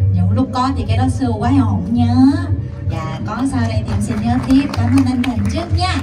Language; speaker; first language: Vietnamese; non-native, fluent; Korean